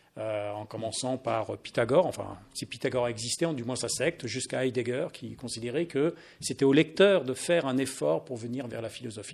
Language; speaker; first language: French; native; French